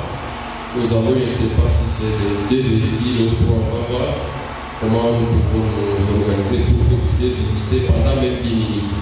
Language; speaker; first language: French; non-native, local second language; Swahili